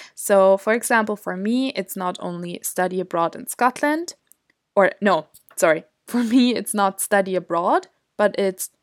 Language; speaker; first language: English; non-native, fluent; German